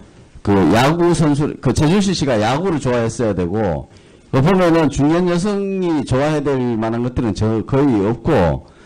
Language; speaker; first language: Korean; native; Korean